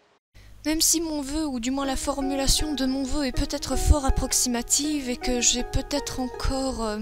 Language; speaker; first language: French; native; French